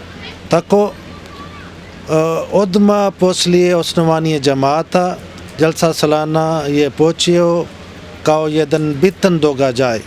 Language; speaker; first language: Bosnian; non-native, learner; Urdu